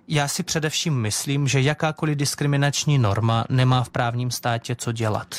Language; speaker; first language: Czech; non-native, fluent; Russian